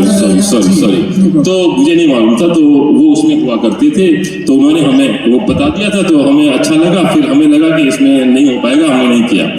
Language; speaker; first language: Hindi; native; Hindi